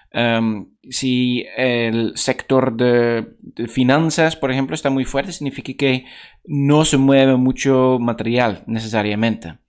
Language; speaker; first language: Spanish; non-native, fluent; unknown